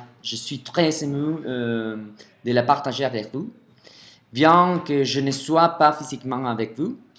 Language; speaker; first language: French; non-native, fluent; Spanish